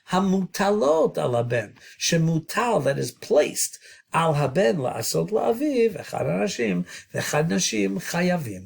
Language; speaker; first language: Hebrew; non-native, fluent; English